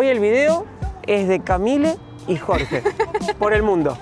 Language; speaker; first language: Spanish; native; Spanish